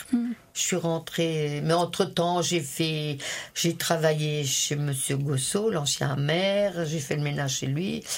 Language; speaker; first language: French; early bilingual, other home language; Italian